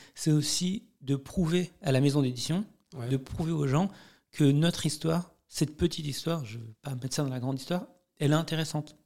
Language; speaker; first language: French; native; French